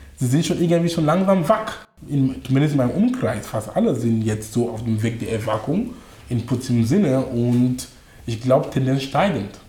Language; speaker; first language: German; non-native, fluent; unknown